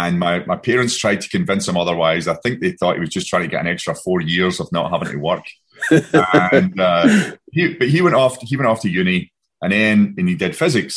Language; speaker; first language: English; native; English